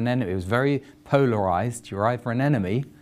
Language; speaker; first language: English; native; English